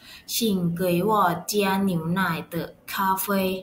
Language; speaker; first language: Chinese; non-native, learner; Thai